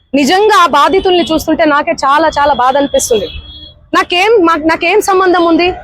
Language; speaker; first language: Telugu; non-native, local second language; Lambadi